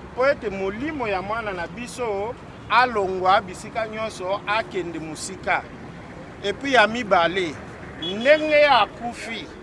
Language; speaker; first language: Lingala; non-native, local second language; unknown